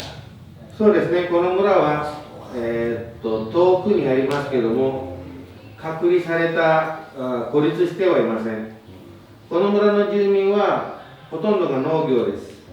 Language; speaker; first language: Japanese; non-native, fluent; Indonesian